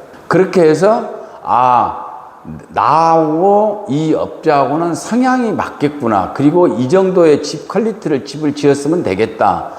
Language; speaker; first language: Korean; native; Korean